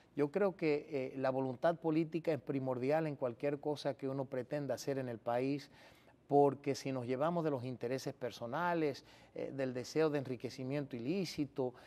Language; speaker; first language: Spanish; early bilingual, heritage; Spanish